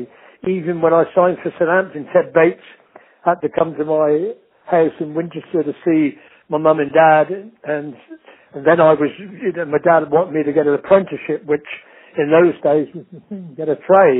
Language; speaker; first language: English; native; English